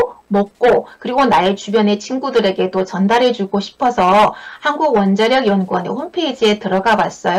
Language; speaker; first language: Korean; native; Korean